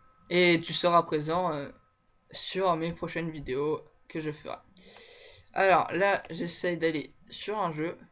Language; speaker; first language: French; native; French